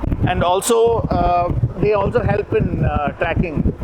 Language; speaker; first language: English; non-native, local second language; Malayalam